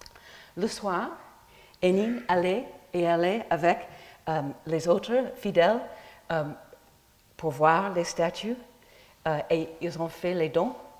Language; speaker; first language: French; non-native, fluent; English